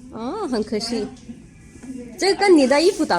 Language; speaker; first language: Chinese; non-native, learner; Urdu